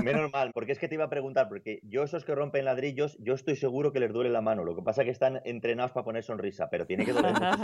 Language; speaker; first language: Spanish; native; Spanish